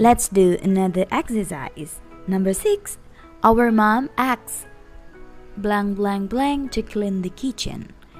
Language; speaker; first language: English; non-native, fluent; Indonesian